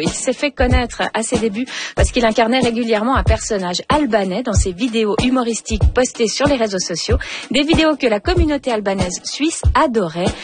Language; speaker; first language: French; native; French